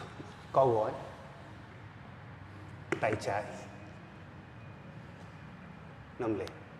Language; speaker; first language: Vietnamese; non-native, learner; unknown